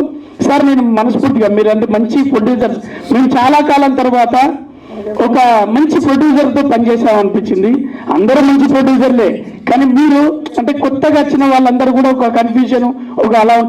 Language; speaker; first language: Telugu; native; Telugu